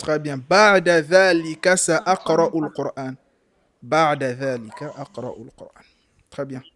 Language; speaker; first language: Arabic; non-native, fluent; French